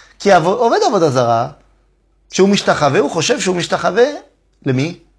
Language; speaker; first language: Hebrew; non-native, fluent; French